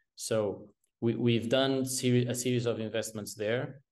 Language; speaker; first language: English; non-native, fluent; Portuguese